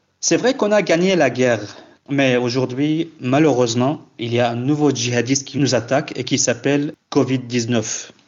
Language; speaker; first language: French; non-native, fluent; Kurdish